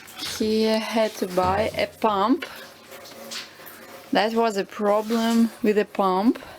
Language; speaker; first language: English; non-native, learner; Russian